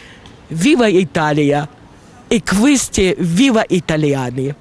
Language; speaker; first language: Italian; non-native, learner; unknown